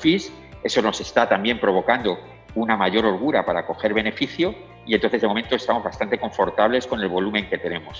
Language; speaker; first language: Spanish; native; Spanish